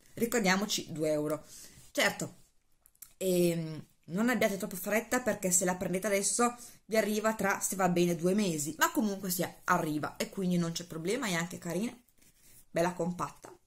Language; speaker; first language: Italian; native; Italian